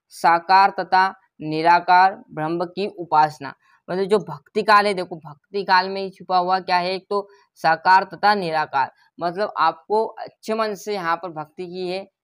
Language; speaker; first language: Hindi; native; Hindi